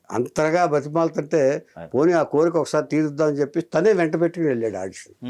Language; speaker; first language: Telugu; native; Telugu